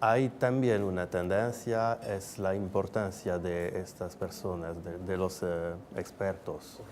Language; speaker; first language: Spanish; non-native, fluent; French